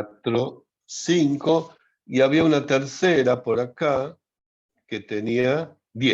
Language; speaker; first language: Spanish; native; Spanish